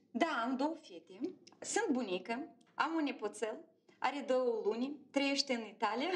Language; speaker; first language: Romanian; non-native, local second language; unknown